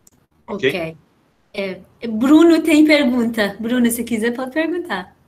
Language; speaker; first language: Portuguese; non-native, fluent; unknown